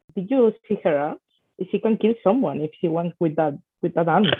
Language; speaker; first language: English; non-native, fluent; Spanish